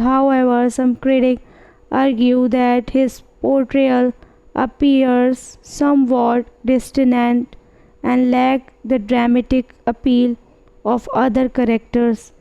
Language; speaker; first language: English; non-native, fluent; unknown